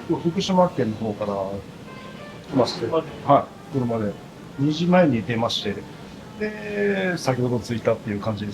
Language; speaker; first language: Japanese; native; Japanese